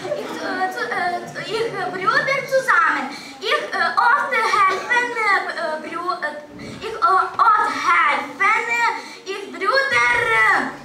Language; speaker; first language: German; non-native, learner; Ukrainian